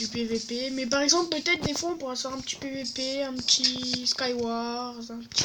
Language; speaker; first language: French; native; French